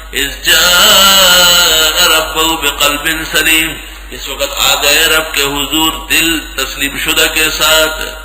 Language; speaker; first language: Urdu; non-native, local second language; Pashto